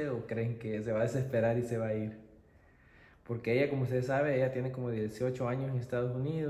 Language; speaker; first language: Spanish; native; Spanish